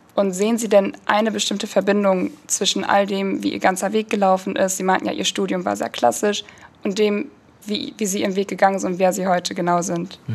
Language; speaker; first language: German; early bilingual, other home language; Turkish